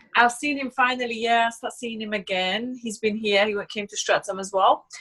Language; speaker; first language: English; non-native, fluent; Slovak